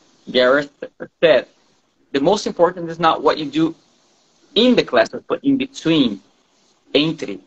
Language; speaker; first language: English; non-native, fluent; Portuguese